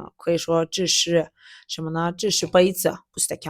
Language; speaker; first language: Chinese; non-native, fluent; Azerbaijani